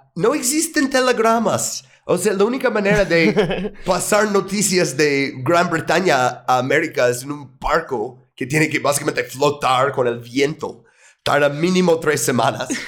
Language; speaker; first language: Spanish; non-native, fluent; English